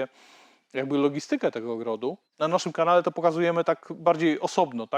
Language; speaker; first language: Polish; native; Polish